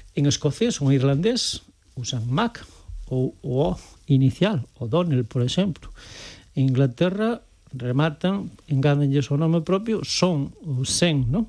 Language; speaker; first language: Galician; native; Galician